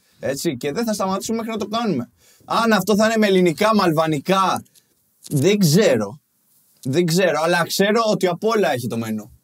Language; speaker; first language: Greek; early bilingual, other home language; Albanian